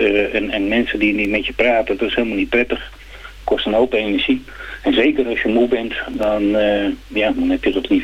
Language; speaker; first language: Dutch; native; Dutch